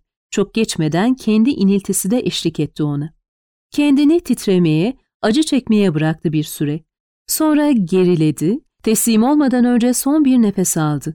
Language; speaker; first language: Turkish; native; Turkish